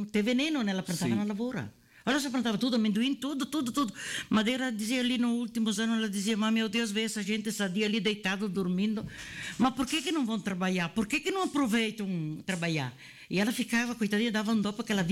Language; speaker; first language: Portuguese; non-native, local second language; Italian